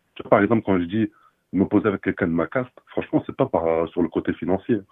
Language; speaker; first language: French; non-native, local second language; Arabic